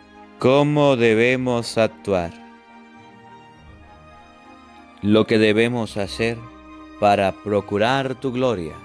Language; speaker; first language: Spanish; native; Spanish